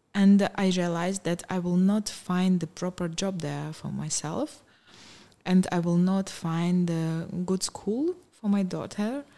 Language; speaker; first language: English; non-native, fluent; Ukrainian